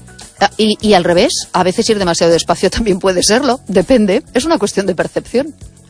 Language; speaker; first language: Spanish; native; Spanish